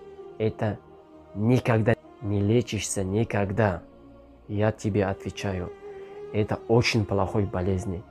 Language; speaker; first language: Russian; non-native, learner; Tajik